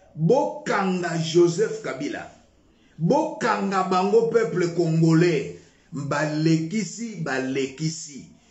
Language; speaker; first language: Lingala; non-native, local second language; Luba-Lulua